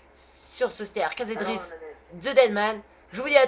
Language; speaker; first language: French; native; French